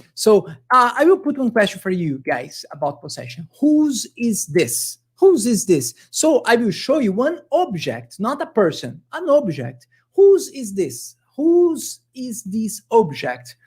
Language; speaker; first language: English; non-native, fluent; Portuguese